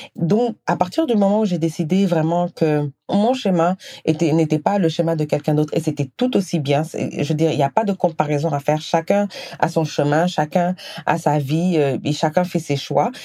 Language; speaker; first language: French; non-native, local second language; Wolof